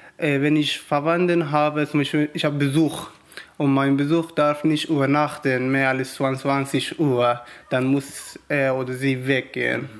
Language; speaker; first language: German; non-native, learner; Persian